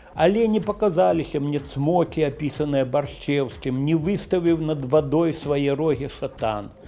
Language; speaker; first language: Belarusian; native; Belarusian